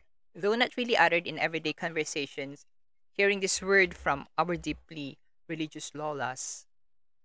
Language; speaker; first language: English; non-native, local second language; Kinaray-a